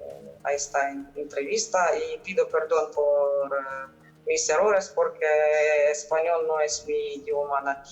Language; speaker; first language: Spanish; non-native, fluent; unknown